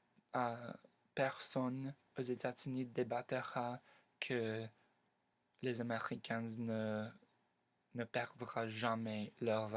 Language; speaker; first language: French; non-native, learner; English